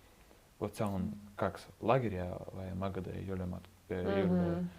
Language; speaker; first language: Estonian; non-native, local second language; Russian